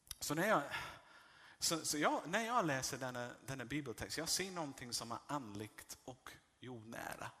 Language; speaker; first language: Swedish; non-native, fluent; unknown